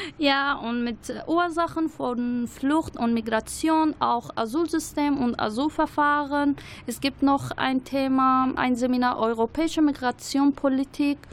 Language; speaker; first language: German; non-native, learner; Arabic